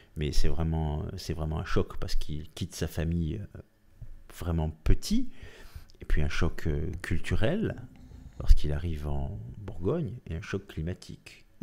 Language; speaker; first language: French; native; French